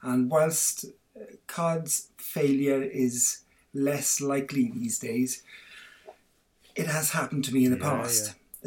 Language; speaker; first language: English; native; English